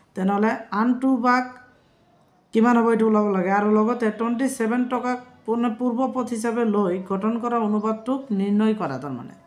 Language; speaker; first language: Assamese; non-native, local second language; Bangla